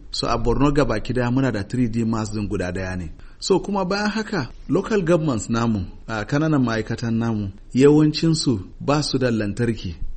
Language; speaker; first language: Hausa; non-native, local second language; Kanuri